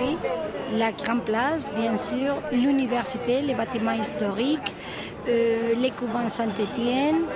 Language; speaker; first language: French; non-native, fluent; Spanish